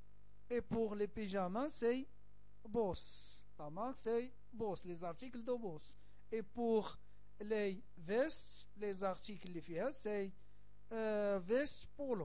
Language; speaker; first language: French; non-native, local second language; Arabic